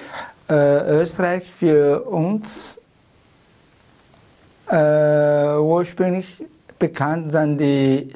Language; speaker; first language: German; non-native, learner; Chinese